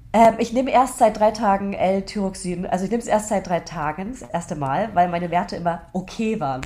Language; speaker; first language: German; native; German